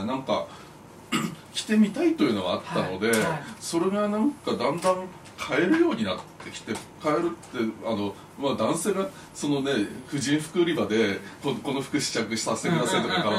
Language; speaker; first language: Japanese; native; Japanese